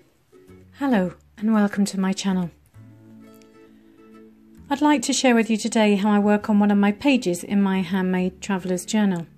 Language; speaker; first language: English; native; English